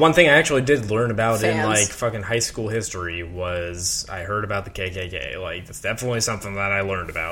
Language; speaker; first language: English; native; English